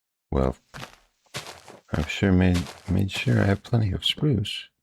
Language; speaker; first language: English; native; English